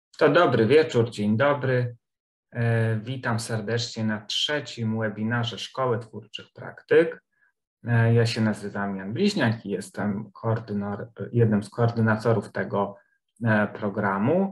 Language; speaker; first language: Polish; native; Polish